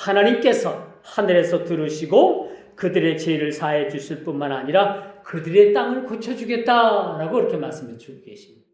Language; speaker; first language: Korean; native; Korean